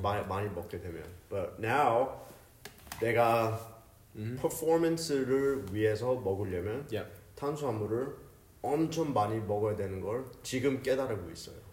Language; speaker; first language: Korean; early bilingual, heritage; Korean